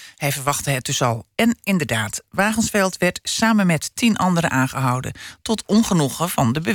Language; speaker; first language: Dutch; native; Dutch